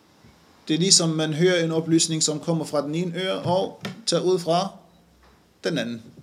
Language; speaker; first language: Danish; non-native, fluent; Arabic